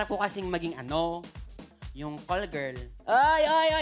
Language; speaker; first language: Filipino; native; Filipino